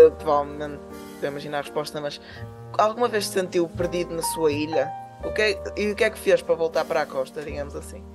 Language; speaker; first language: Portuguese; native; Portuguese